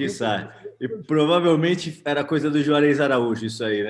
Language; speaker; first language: Portuguese; native; Portuguese